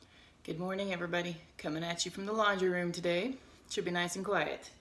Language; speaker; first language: English; native; English